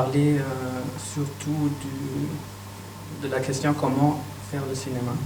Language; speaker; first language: French; non-native, fluent; German